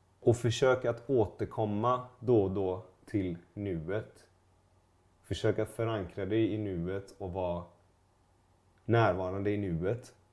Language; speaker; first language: Swedish; native; Swedish